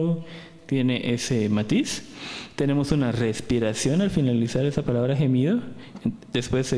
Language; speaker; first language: Spanish; native; Spanish